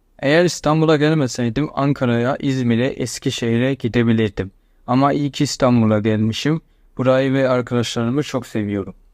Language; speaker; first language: Turkish; non-native, fluent; Persian